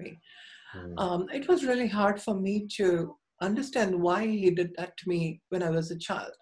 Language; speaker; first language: English; non-native, local second language; Tamil